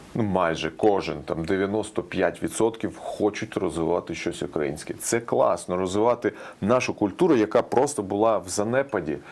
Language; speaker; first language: Ukrainian; non-native, local second language; Russian